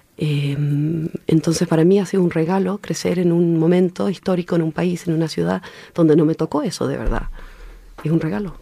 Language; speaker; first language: Spanish; early bilingual, heritage; Spanish